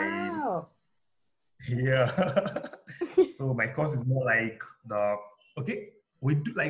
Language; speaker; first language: English; non-native, local second language; Yoruba